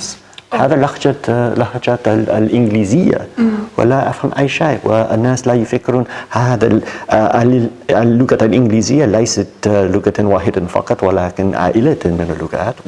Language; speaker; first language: Arabic; non-native, learner; English